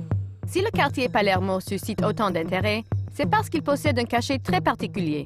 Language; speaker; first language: French; native; French